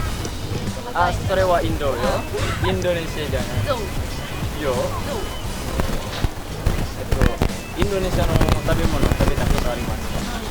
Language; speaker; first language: Japanese; non-native, learner; Indonesian